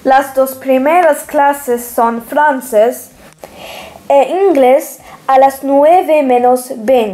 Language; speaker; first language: Spanish; non-native, learner; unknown